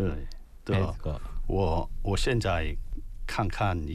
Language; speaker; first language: Chinese; non-native, learner; Korean